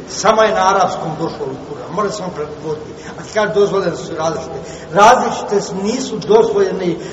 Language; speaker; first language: Bosnian; native; Bosnian